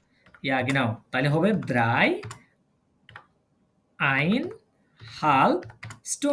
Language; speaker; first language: German; non-native, learner; Bangla